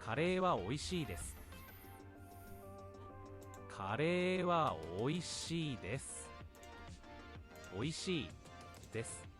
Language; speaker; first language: Japanese; non-native, learner; English